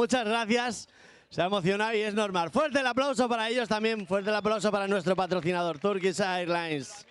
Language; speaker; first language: Spanish; native; Spanish